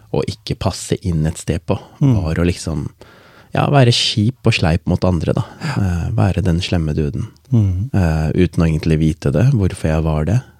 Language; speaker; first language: Norwegian; non-native, local second language; Tamil